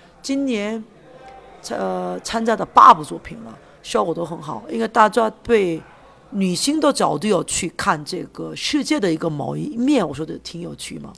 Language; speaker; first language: Chinese; non-native, fluent; Korean